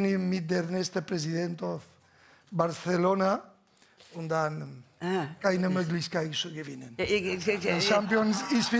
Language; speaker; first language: German; non-native, learner; Catalan